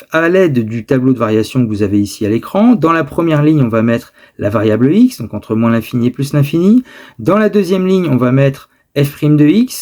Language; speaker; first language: French; native; French